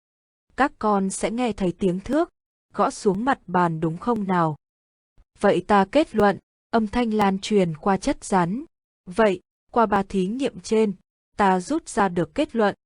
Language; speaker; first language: Vietnamese; native; Vietnamese